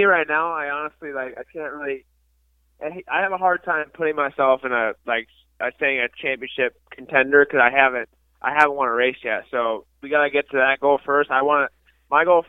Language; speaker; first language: English; native; English